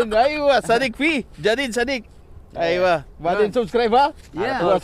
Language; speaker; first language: Arabic; non-native, learner; Filipino